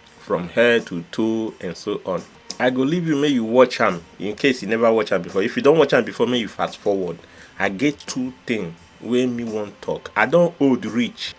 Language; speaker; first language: Nigerian Pidgin; non-native, local second language; Igbo